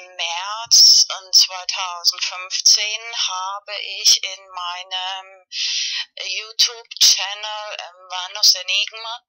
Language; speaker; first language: German; non-native, learner; Spanish